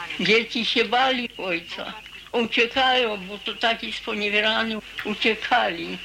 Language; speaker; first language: Polish; early bilingual, heritage; Polish